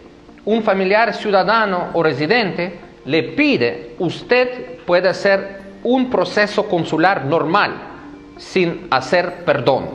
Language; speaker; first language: Spanish; non-native, fluent; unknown